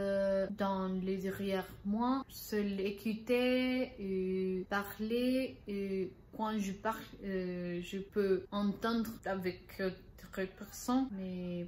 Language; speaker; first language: French; non-native, learner; Spanish